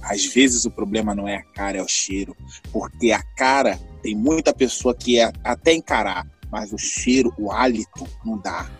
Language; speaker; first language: Portuguese; native; Portuguese